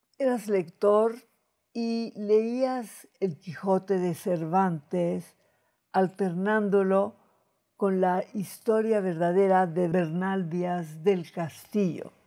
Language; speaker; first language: Spanish; native; Spanish